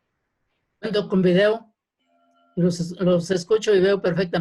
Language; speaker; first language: Spanish; native; Spanish